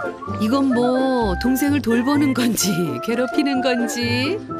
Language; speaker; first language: Korean; native; Korean